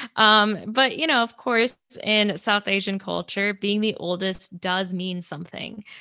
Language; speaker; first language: English; native; English